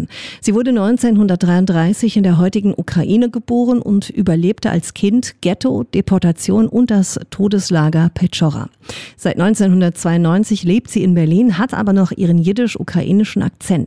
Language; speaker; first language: German; native; German